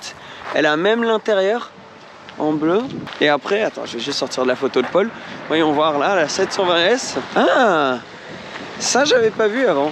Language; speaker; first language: French; native; French